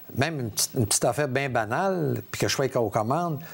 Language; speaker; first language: French; native; French